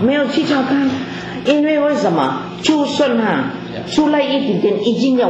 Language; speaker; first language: Chinese; non-native, learner; Filipino